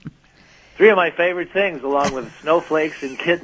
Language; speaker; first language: English; native; English